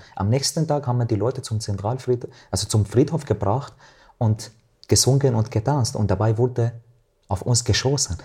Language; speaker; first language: German; non-native, fluent; Arabic